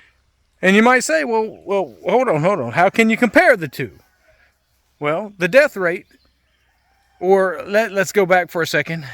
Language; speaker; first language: English; native; English